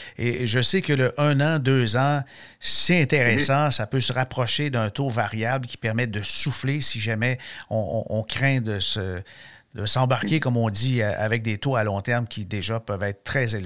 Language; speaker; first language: French; native; French